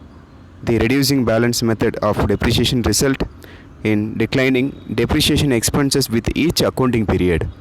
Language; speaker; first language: English; non-native, local second language; Tamil